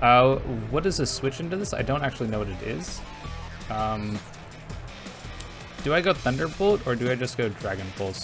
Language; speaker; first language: English; native; English